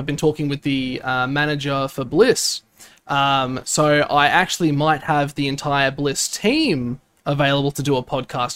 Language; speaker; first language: English; native; English